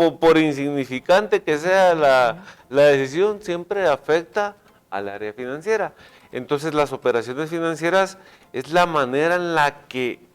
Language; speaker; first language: Spanish; native; Spanish